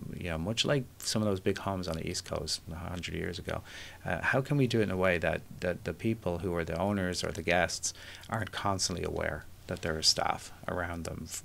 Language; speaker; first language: English; native; English